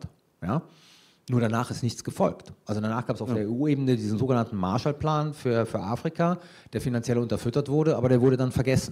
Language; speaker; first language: German; native; German